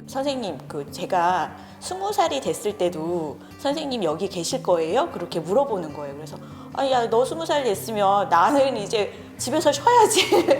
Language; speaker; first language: Korean; native; Korean